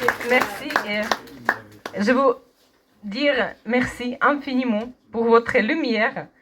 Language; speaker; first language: French; non-native, learner; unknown